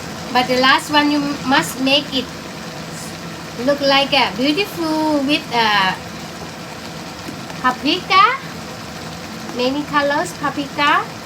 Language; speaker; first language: English; non-native, learner; Thai